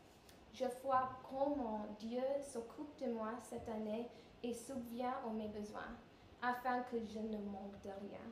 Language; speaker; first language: French; non-native, learner; English